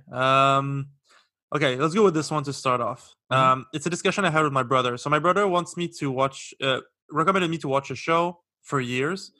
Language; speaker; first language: English; non-native, local second language; French